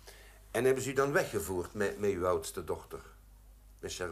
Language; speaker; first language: Dutch; native; Dutch